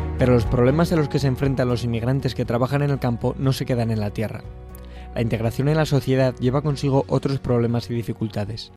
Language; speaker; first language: Spanish; native; Spanish